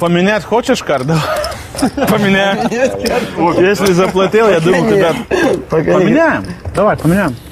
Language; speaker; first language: Russian; non-native, learner; Lithuanian